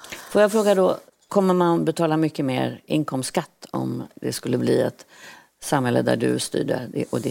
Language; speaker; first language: Swedish; native; Swedish